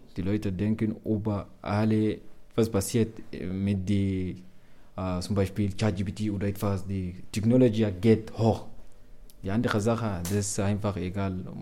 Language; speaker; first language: German; non-native, learner; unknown